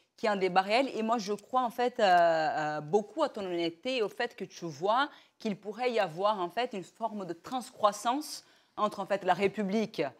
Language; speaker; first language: French; non-native, fluent; Portuguese